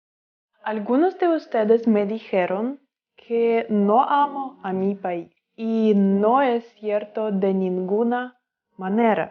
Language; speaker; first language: Spanish; non-native, fluent; Ukrainian